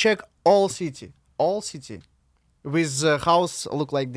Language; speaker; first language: English; non-native, learner; Russian